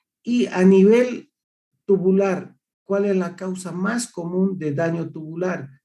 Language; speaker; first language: Spanish; native; Spanish